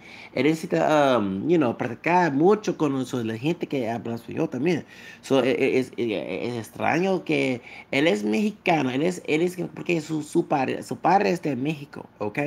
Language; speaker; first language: Spanish; non-native, learner; English